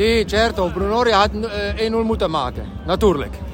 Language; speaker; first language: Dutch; non-native, learner; Italian